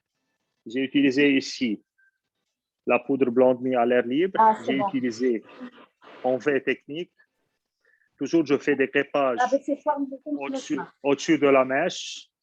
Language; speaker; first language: French; non-native, fluent; Arabic